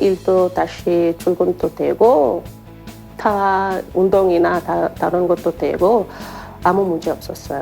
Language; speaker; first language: Korean; non-native, learner; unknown